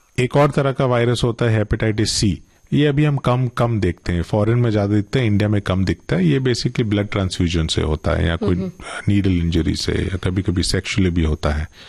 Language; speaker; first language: Hindi; non-native, local second language; Gujarati